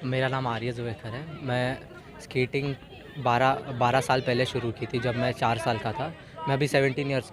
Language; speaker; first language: Hindi; non-native, local second language; Marathi